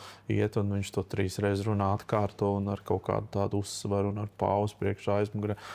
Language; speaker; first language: Latvian; native; Latvian